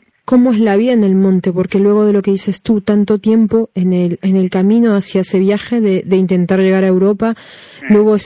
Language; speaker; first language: Spanish; native; Spanish